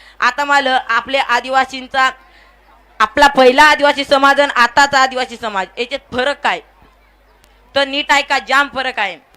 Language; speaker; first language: Marathi; non-native, local second language; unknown